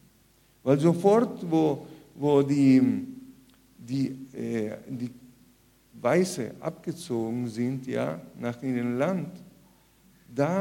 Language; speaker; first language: German; non-native, fluent; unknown